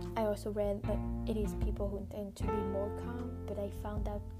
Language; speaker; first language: English; non-native, fluent; French